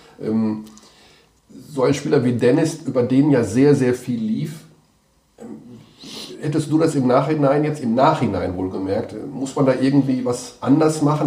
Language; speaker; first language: German; native; German